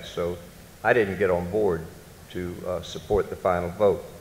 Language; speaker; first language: English; native; English